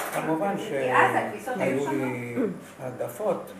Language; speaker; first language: Hebrew; non-native, fluent; Hungarian